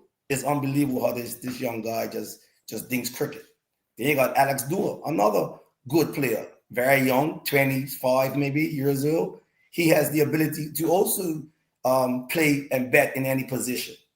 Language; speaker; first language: English; native; English